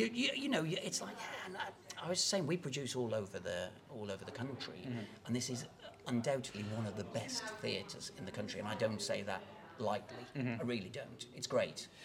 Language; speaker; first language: English; native; English